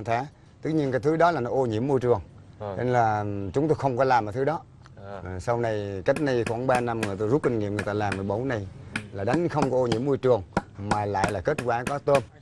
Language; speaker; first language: Vietnamese; native; Vietnamese